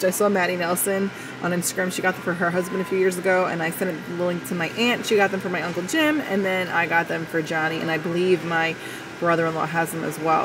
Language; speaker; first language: English; native; English